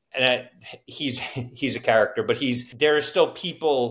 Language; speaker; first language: English; native; English